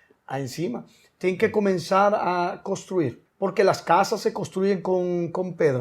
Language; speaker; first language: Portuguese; non-native, learner; Spanish